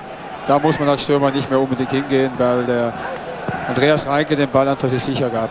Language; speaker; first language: German; native; German